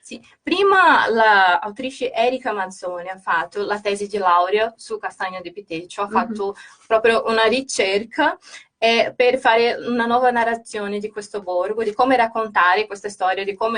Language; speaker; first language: Italian; non-native, fluent; Portuguese